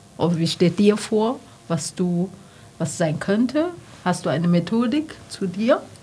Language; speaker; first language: German; non-native, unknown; Chinese